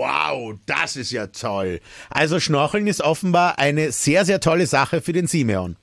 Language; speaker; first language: German; native; German